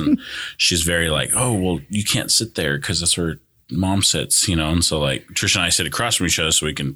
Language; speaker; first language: English; early bilingual, other home language; Spanish